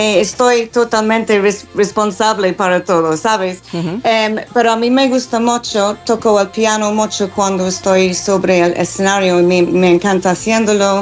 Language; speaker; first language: Spanish; non-native, fluent; English